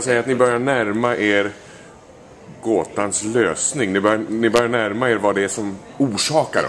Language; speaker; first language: Swedish; non-native, learner; English